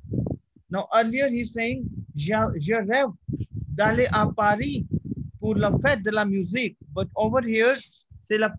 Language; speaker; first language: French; non-native, fluent; Hindi